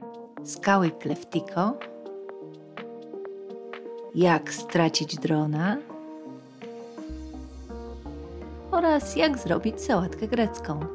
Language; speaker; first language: Polish; native; Polish